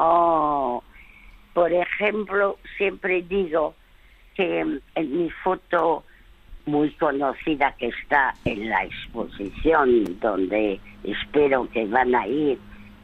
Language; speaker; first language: Spanish; early bilingual, other home language; French